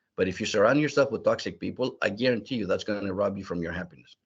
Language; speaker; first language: English; early bilingual, other home language; Greek